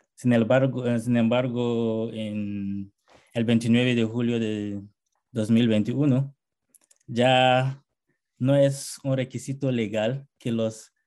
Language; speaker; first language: Spanish; non-native, fluent; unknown